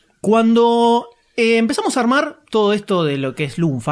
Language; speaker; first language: Spanish; native; Spanish